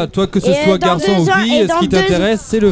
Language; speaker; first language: French; native; French